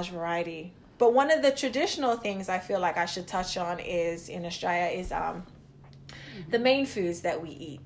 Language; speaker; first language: English; native; English